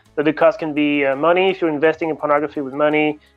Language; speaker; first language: English; non-native, fluent; French